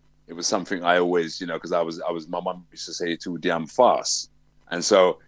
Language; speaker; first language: English; native; English